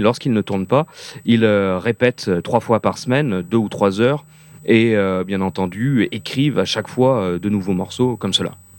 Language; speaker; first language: French; native; French